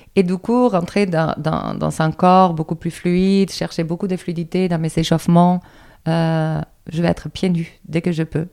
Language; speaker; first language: French; non-native, fluent; Spanish